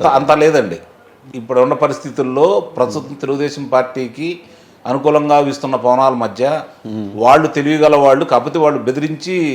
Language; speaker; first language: Telugu; native; Telugu